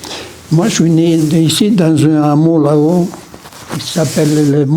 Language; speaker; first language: French; non-native, local second language; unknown